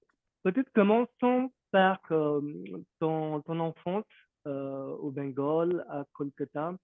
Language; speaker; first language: French; non-native, fluent; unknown